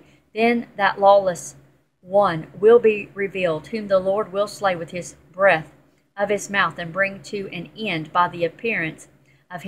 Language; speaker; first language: English; native; English